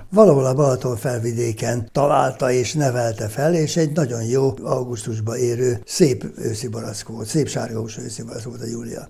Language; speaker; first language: Hungarian; native; Hungarian